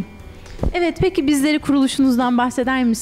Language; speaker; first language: Turkish; native; Turkish